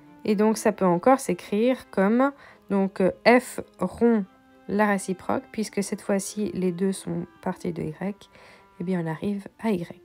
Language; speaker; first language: French; native; French